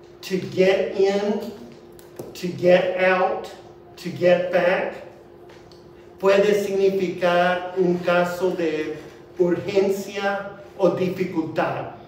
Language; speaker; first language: Spanish; non-native, fluent; English